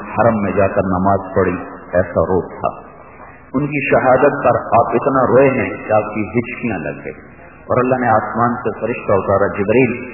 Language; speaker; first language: Urdu; non-native, local second language; Punjabi